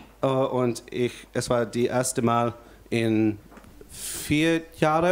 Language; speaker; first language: German; non-native, learner; English